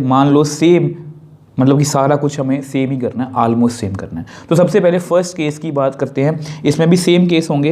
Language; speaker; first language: Hindi; native; Hindi